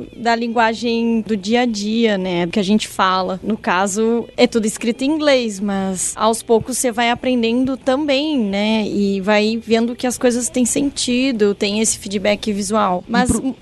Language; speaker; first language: Portuguese; native; Portuguese